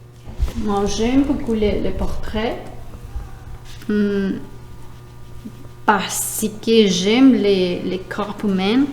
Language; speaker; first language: French; non-native, learner; Spanish